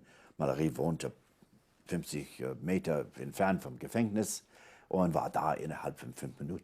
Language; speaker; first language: German; non-native, fluent; English